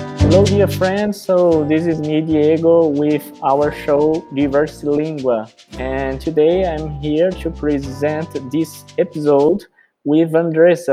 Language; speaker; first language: English; non-native, fluent; Portuguese